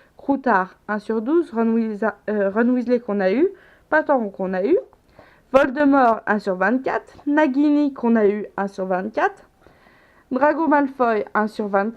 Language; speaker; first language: French; native; French